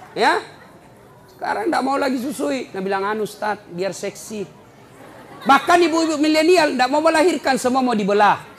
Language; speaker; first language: Indonesian; non-native, local second language; Buginese